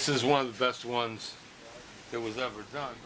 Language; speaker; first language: English; native; English